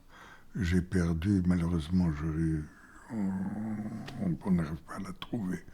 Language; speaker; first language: French; non-native, fluent; Bulgarian